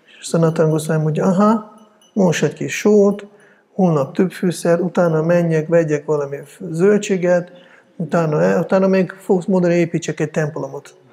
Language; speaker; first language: Hungarian; non-native, fluent; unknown